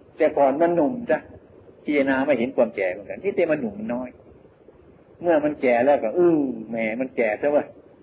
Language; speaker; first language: Thai; non-native, local second language; Northeastern Thai